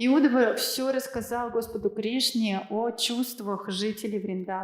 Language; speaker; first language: Russian; native; Russian